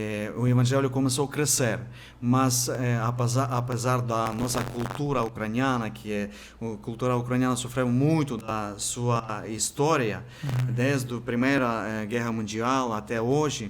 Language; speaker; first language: Portuguese; non-native, fluent; Ukrainian